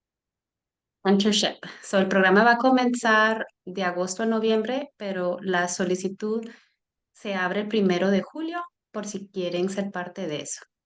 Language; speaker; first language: Spanish; early bilingual, heritage; Spanish